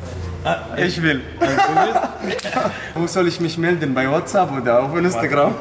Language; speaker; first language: German; non-native, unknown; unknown